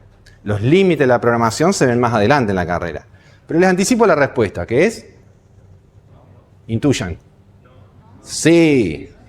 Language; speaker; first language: Spanish; native; Spanish